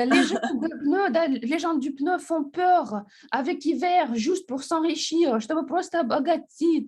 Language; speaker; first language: French; non-native, fluent; Russian